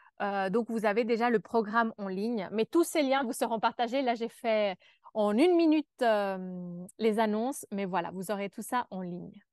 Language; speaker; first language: French; native; French